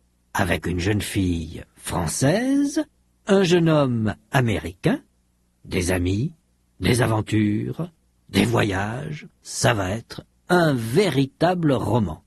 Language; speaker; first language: French; native; French